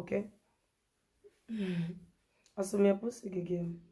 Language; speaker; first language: German; non-native, learner; French